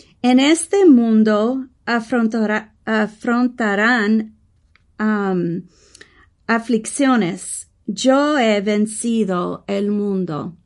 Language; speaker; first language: Spanish; early bilingual, heritage; English